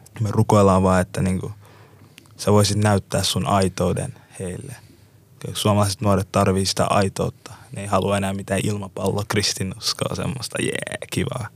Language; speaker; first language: Finnish; native; Finnish